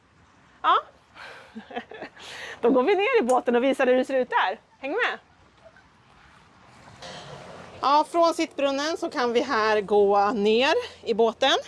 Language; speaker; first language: Swedish; native; Swedish